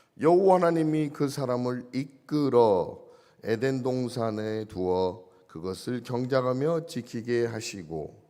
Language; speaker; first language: Korean; native; Korean